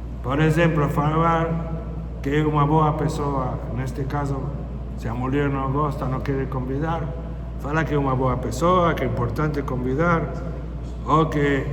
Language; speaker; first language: Portuguese; non-native, fluent; Spanish